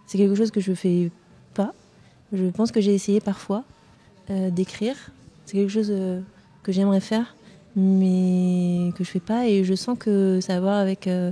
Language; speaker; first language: French; native; French